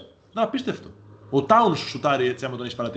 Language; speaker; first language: Greek; native; Greek